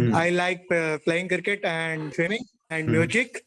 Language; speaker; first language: English; non-native, learner; Hindi